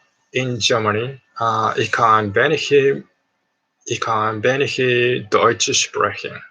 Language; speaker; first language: German; non-native, learner; Japanese